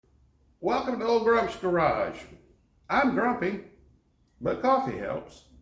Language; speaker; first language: English; native; English